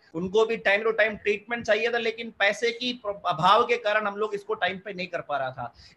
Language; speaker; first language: Hindi; non-native, local second language; Malayalam